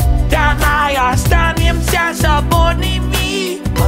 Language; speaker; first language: Russian; non-native, learner; English